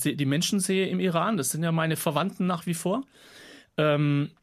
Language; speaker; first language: German; native; German